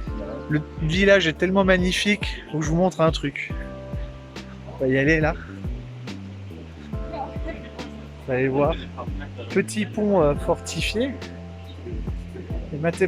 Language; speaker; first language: French; native; French